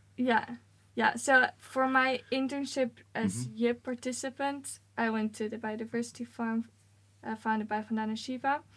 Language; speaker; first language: English; non-native, fluent; Dutch